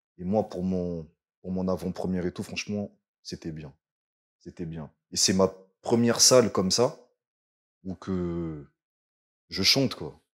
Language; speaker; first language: French; early bilingual, other home language; Lingala